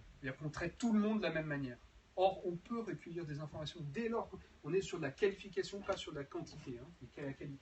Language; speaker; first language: French; native; French